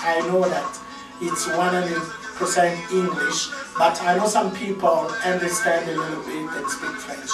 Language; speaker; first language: English; non-native, fluent; Lingala